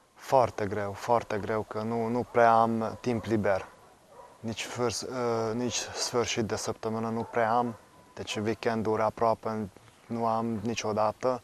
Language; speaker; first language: Romanian; non-native, local second language; Hungarian